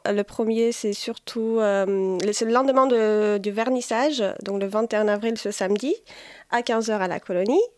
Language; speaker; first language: French; non-native, fluent; Polish